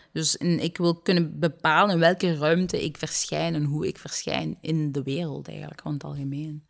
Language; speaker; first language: Dutch; early bilingual, other home language; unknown